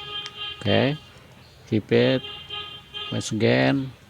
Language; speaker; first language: English; non-native, learner; Indonesian